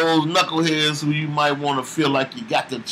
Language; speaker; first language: English; native; English